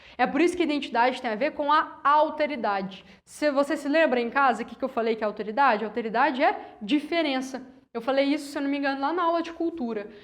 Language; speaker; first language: Portuguese; native; Portuguese